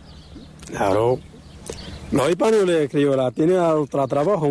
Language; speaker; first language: Spanish; non-native, learner; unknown